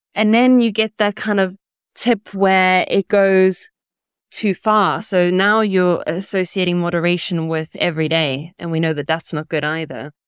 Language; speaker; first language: English; early bilingual, other home language; Italian